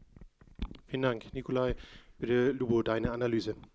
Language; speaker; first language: German; native; German